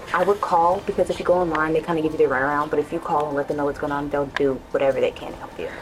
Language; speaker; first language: English; non-native, fluent; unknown